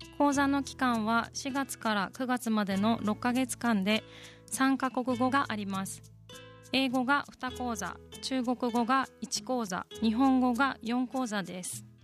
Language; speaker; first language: Japanese; native; Japanese